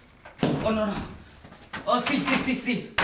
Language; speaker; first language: Spanish; non-native, learner; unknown